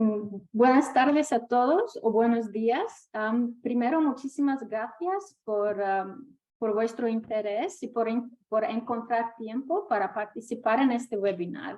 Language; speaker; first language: Spanish; non-native, fluent; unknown